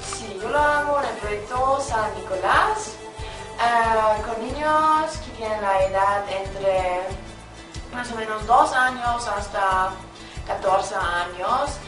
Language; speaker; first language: Spanish; non-native, fluent; German